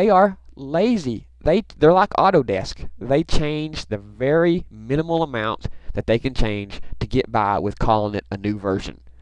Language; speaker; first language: English; native; English